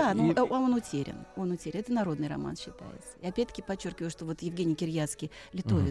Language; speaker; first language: Russian; native; Russian